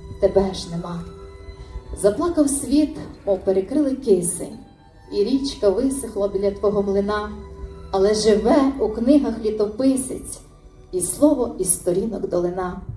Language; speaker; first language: Ukrainian; native; Ukrainian